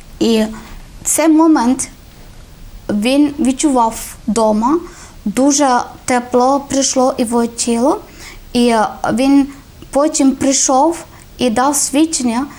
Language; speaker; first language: Ukrainian; non-native, learner; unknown